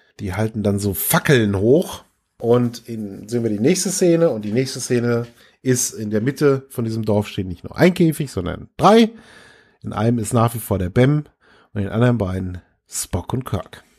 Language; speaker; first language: German; native; German